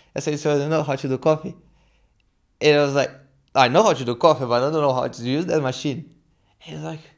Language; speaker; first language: English; non-native, learner; Portuguese